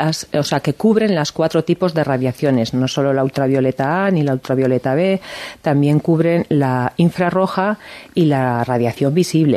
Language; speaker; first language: Spanish; native; Spanish